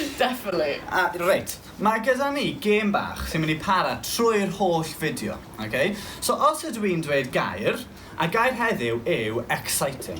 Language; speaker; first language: Welsh; non-native, local second language; English